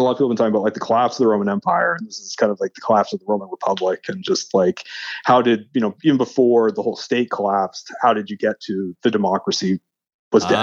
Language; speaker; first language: English; native; English